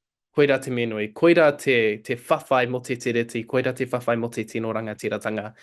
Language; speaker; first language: Māori; non-native, local second language; English